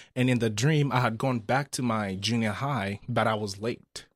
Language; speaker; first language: English; non-native, local second language; Akan